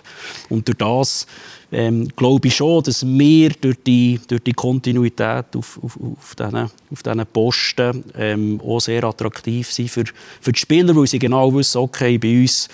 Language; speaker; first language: German; native; German